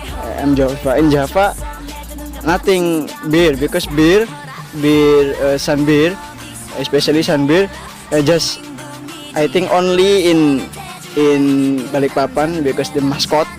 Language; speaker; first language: English; non-native, learner; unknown